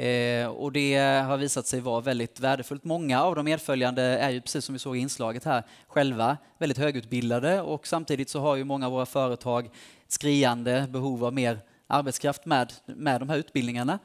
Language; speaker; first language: Swedish; native; Swedish